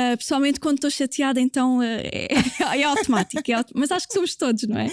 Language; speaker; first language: Portuguese; native; Portuguese